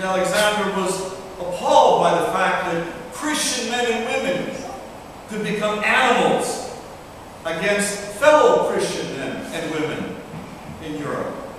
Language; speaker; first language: English; early bilingual, other home language; Russian